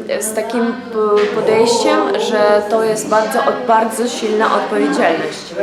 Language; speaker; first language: Polish; non-native, learner; Ukrainian